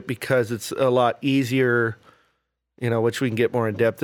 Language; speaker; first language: English; native; English